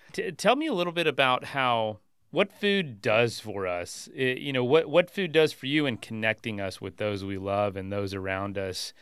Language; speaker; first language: English; native; English